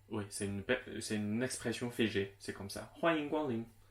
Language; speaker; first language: French; non-native, local second language; Chinese